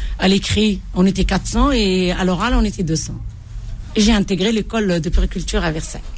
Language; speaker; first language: French; non-native, local second language; Arabic